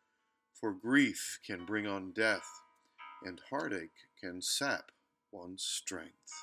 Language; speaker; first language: English; native; English